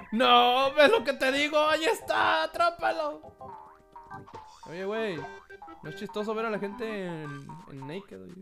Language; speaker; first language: Spanish; native; Spanish